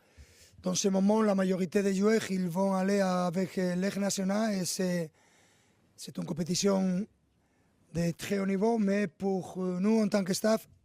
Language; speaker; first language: French; non-native, learner; Spanish